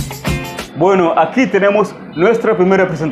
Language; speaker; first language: Spanish; non-native, fluent; Swahili